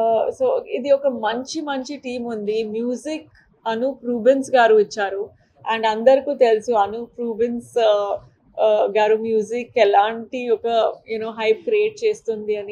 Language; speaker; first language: Telugu; non-native, local second language; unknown